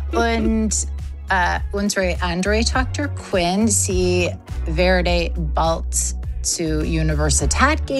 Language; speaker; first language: German; non-native, learner; English